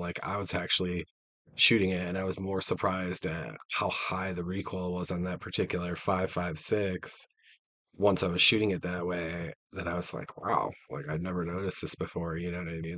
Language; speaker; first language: English; native; English